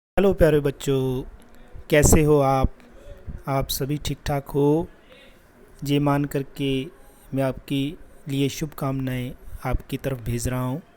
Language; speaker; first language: Hindi; non-native, local second language; Punjabi